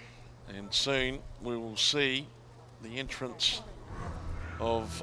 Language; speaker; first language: English; native; English